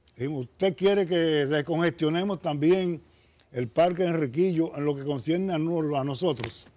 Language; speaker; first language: Spanish; native; Spanish